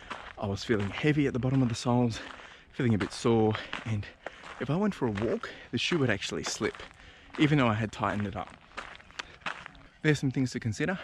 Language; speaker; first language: English; native; English